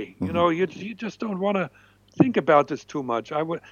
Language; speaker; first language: English; non-native, fluent; German